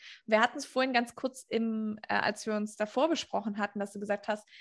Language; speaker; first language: German; native; German